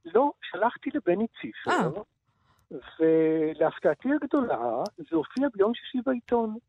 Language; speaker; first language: Hebrew; native; Hebrew